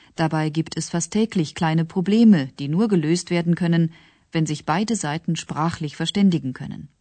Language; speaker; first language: German; native; German